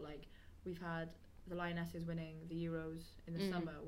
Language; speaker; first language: English; native; English